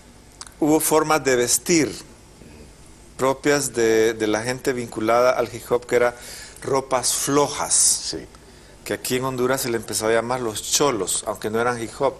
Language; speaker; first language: Spanish; native; Spanish